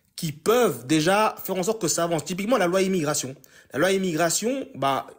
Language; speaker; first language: French; native; French